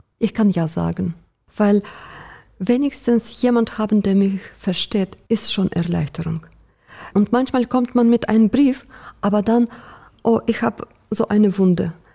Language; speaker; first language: German; non-native, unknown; Russian